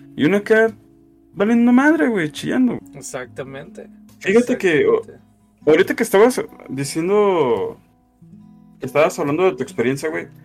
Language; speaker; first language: Spanish; native; Spanish